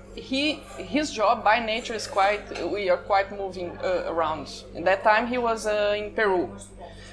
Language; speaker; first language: English; non-native, fluent; Portuguese